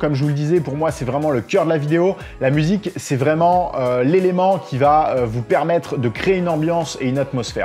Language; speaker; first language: French; native; French